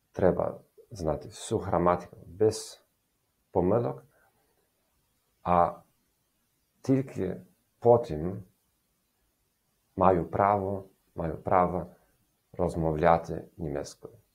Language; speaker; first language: Ukrainian; non-native, learner; German